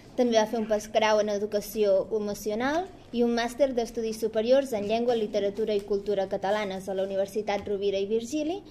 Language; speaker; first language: Catalan; native; Catalan